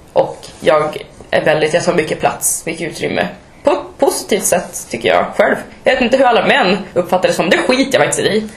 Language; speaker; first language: Swedish; native; Swedish